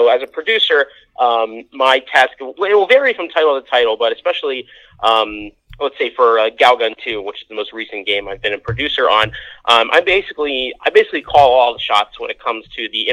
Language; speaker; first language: English; native; English